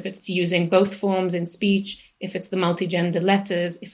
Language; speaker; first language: English; native; English